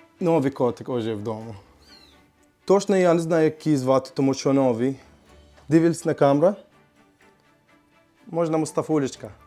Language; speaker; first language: Ukrainian; non-native, learner; Arabic